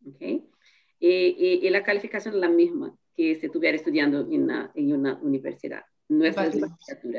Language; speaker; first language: Spanish; non-native, fluent; Portuguese